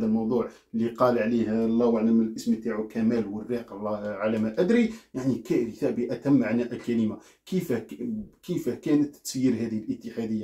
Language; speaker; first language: Arabic; native; Arabic